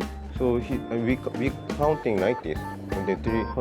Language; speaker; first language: English; non-native, learner; Korean